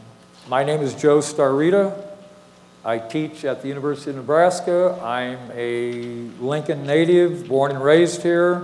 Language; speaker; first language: English; native; English